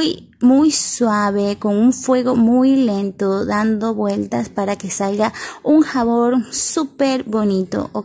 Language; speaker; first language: Spanish; native; Spanish